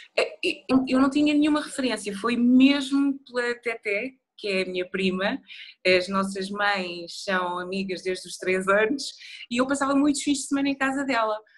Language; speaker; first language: Portuguese; early bilingual, other home language; Upper Guinea Crioulo